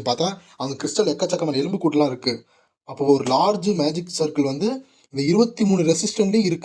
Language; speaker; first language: Tamil; native; Tamil